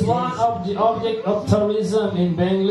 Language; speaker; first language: English; non-native, learner; Indonesian